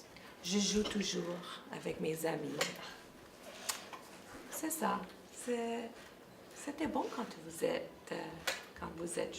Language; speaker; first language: French; non-native, local second language; English